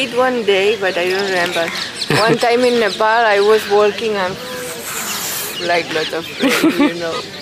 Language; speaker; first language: English; non-native, learner; Spanish